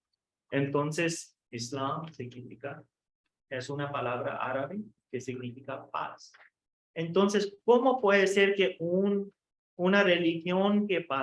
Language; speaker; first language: Spanish; non-native, fluent; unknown